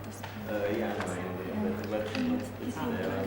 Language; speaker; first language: English; non-native, learner; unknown